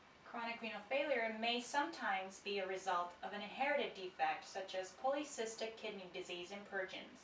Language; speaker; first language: English; non-native, fluent; Japanese